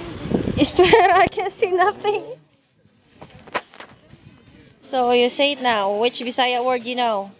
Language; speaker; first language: English; non-native, local second language; Cebuano